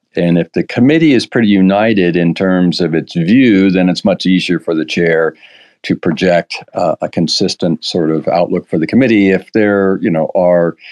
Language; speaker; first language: English; native; English